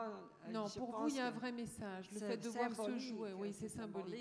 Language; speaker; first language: French; native; French